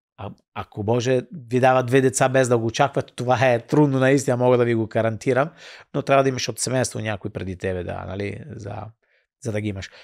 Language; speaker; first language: Bulgarian; non-native, fluent; Italian